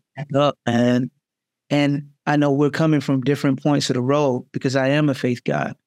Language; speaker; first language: English; native; English